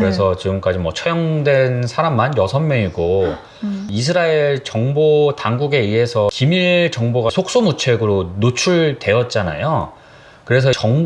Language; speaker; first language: Korean; native; Korean